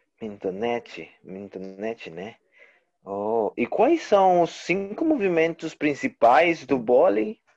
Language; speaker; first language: Portuguese; non-native, learner; Spanish